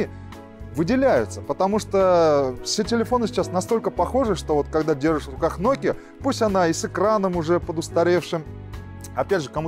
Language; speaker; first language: Russian; native; Russian